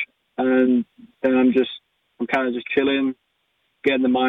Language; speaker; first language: English; native; English